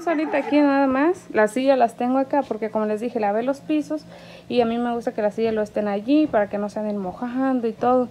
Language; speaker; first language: Spanish; native; Spanish